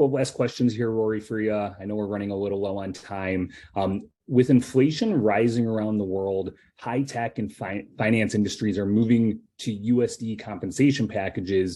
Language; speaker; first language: English; native; English